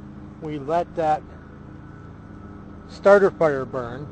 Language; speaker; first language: English; native; English